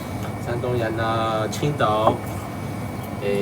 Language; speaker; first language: French; non-native, local second language; Chinese